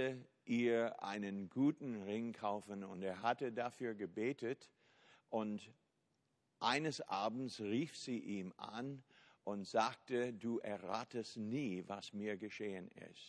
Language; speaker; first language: German; non-native, fluent; English